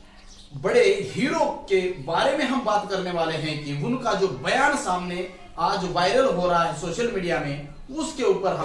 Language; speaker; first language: Hindi; native; Hindi